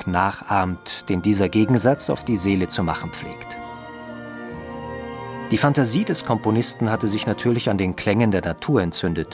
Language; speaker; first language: German; native; German